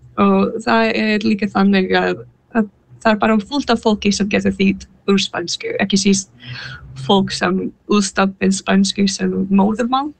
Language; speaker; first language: Icelandic; non-native, fluent; English